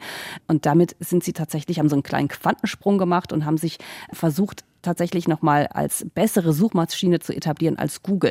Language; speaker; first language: German; native; German